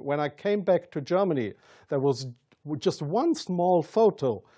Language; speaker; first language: English; non-native, fluent; German